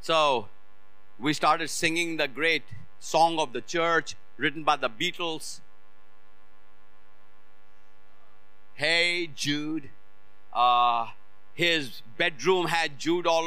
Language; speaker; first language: English; non-native, local second language; Hindi